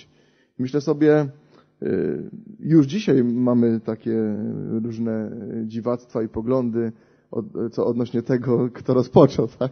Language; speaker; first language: Polish; native; Polish